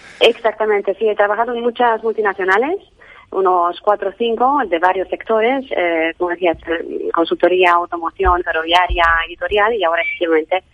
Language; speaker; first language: Spanish; non-native, fluent; Romanian